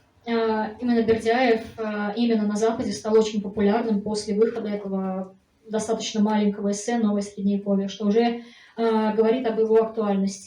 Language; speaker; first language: Russian; native; Russian